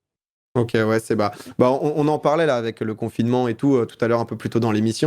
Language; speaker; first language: French; native; French